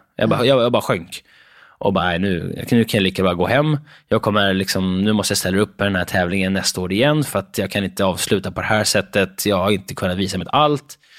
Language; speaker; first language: Swedish; native; Swedish